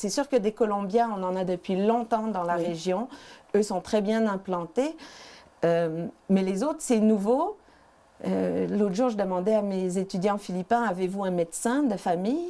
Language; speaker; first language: French; native; French